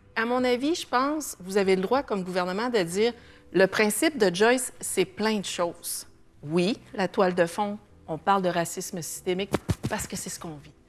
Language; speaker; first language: French; native; French